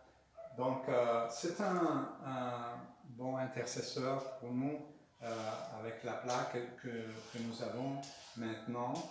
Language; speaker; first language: French; non-native, learner; Spanish